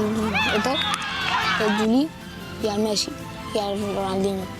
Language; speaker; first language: Catalan; early bilingual, other home language; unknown